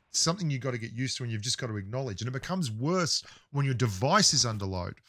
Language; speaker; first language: English; native; English